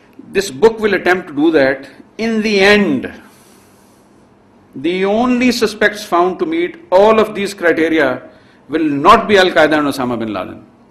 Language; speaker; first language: English; non-native, local second language; Urdu